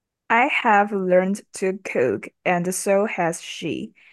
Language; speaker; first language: English; non-native, learner; Chinese